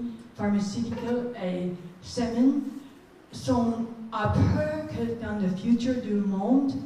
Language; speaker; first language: French; non-native, fluent; English